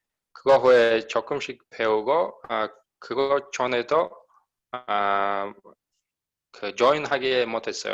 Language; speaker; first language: Korean; non-native, learner; Uzbek